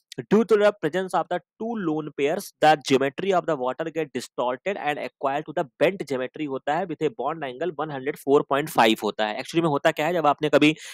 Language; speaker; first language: Hindi; native; Hindi